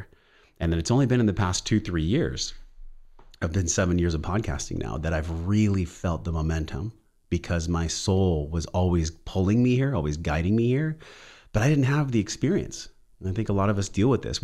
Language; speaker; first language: English; native; English